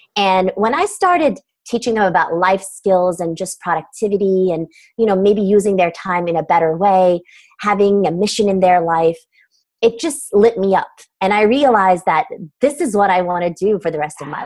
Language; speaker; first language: English; non-native, fluent; Turkish